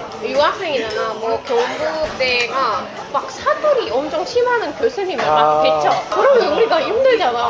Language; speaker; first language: Korean; non-native, fluent; Indonesian